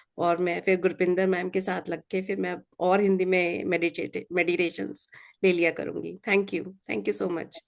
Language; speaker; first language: Hindi; native; Hindi